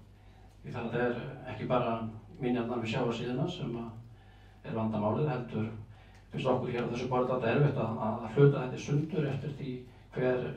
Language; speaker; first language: Icelandic; native; Icelandic